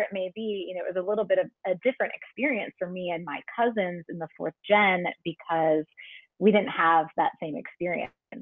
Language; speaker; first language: English; native; English